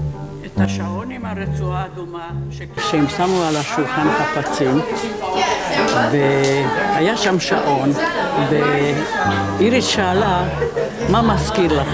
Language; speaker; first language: Hebrew; non-native, fluent; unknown